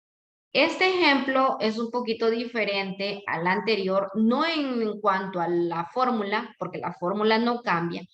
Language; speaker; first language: Spanish; native; Spanish